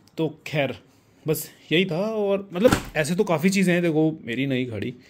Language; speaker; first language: Hindi; non-native, local second language; Punjabi